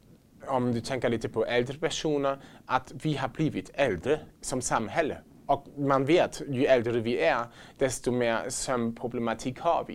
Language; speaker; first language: Swedish; non-native, fluent; German